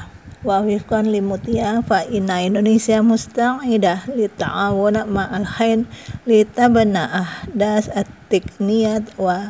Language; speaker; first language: Arabic; non-native, fluent; Indonesian